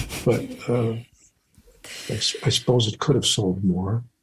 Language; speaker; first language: English; native; English